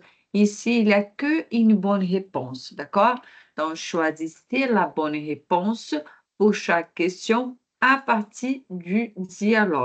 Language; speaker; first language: French; non-native, fluent; Portuguese